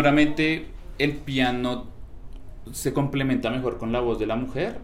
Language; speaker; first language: Spanish; native; Spanish